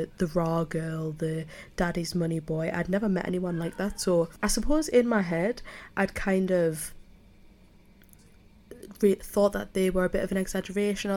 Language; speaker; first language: English; native; English